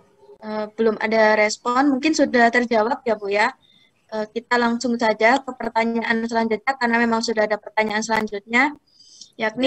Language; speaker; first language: Indonesian; native; Indonesian